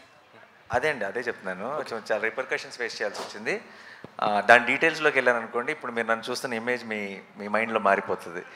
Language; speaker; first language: Telugu; native; Telugu